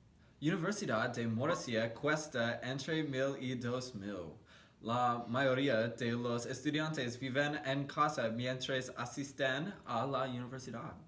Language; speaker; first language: Spanish; non-native, learner; English